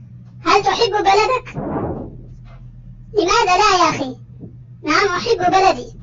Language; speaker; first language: Arabic; non-native, fluent; Urdu